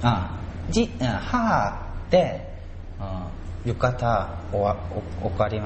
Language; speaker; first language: Japanese; non-native, learner; Korean